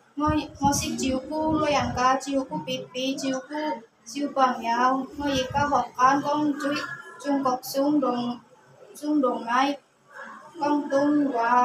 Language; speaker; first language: Cantonese; non-native, learner; Indonesian